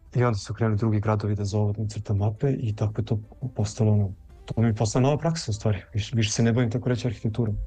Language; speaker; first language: Serbian; early bilingual, heritage; Serbian